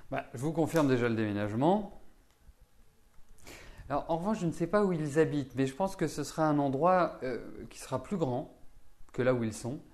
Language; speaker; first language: French; native; French